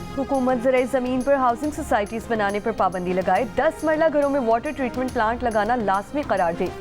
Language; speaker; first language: Urdu; native; Urdu